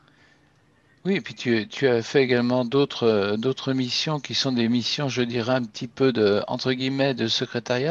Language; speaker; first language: French; native; French